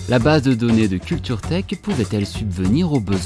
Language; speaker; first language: French; native; French